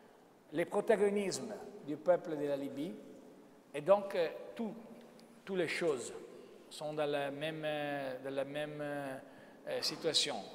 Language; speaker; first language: French; non-native, fluent; Italian